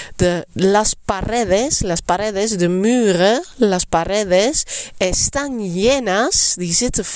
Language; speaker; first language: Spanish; non-native, fluent; Dutch